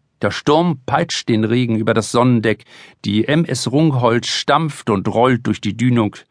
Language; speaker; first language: German; native; German